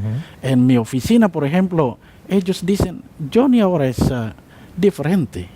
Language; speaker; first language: Spanish; non-native, learner; Indonesian